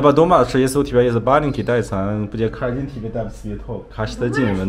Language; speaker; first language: Russian; non-native, learner; Chinese